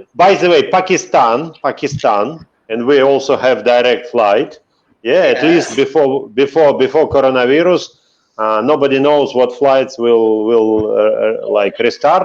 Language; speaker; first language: English; non-native, fluent; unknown